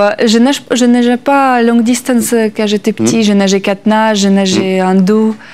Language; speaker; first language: French; non-native, learner; Russian